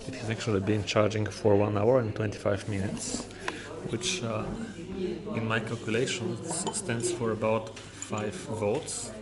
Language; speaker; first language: English; non-native, fluent; Bulgarian